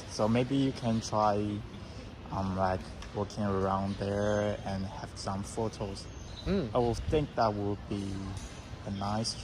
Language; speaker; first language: English; non-native, learner; Chinese